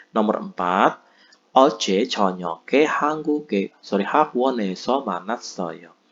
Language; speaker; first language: Korean; non-native, fluent; Indonesian